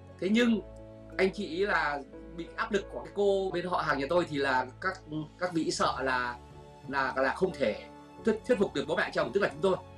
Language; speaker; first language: Vietnamese; native; Vietnamese